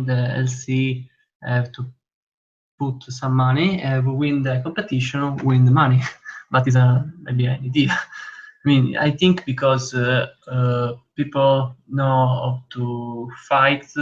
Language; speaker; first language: English; non-native, learner; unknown